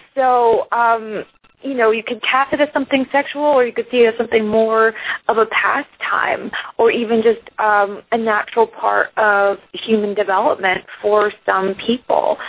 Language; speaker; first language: English; early bilingual, other home language; Icelandic